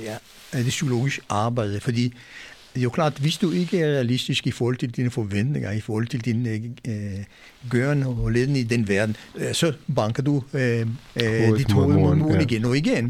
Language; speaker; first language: Danish; non-native, fluent; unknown